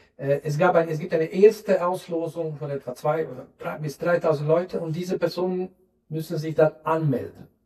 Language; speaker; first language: German; non-native, local second language; French